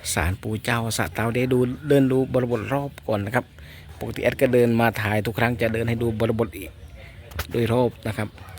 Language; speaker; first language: Thai; native; Thai